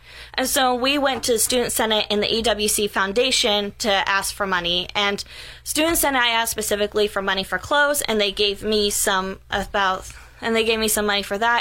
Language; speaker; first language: English; native; English